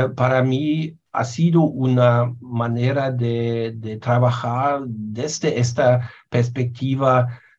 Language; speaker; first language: Spanish; non-native, fluent; German